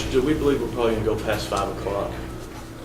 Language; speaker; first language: English; native; English